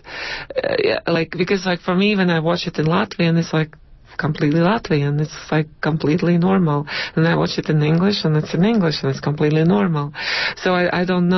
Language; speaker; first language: English; non-native, fluent; Latvian